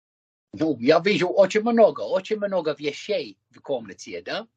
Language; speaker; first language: Russian; non-native, learner; English